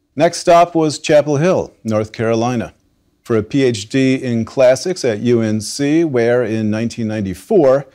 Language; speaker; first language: English; native; English